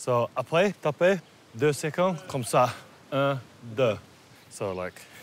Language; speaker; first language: French; non-native, learner; English